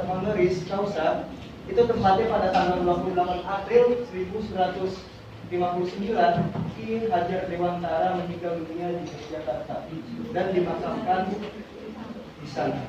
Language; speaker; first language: Indonesian; native; Indonesian